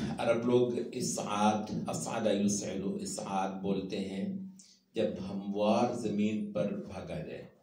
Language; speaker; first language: Urdu; non-native, local second language; Punjabi